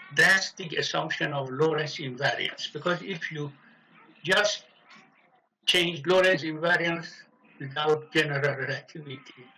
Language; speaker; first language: English; non-native, fluent; Persian